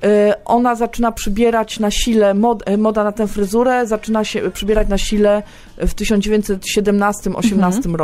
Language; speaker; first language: Polish; native; Polish